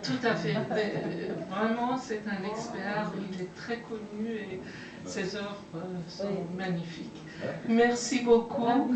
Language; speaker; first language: French; non-native, fluent; Persian